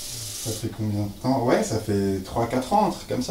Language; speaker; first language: French; native; French